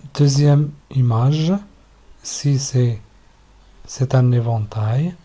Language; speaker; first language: French; non-native, local second language; Arabic